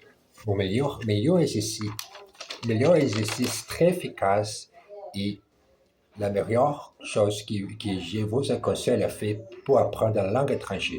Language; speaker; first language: French; non-native, learner; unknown